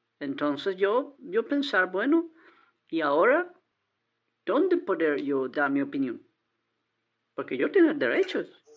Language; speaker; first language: Spanish; non-native, learner; English